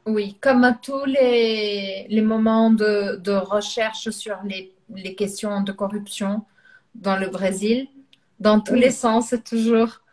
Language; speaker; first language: French; non-native, fluent; Portuguese